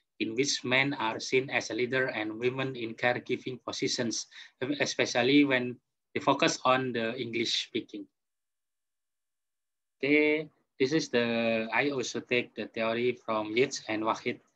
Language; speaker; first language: English; non-native, fluent; Indonesian